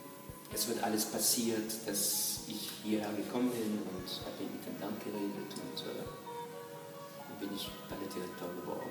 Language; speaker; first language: German; non-native, fluent; French